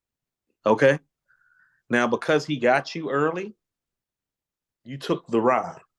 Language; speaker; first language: English; native; English